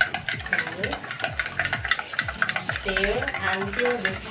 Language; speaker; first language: English; non-native, learner; Indonesian